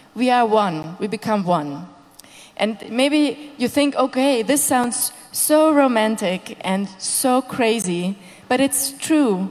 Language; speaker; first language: English; non-native, fluent; Hungarian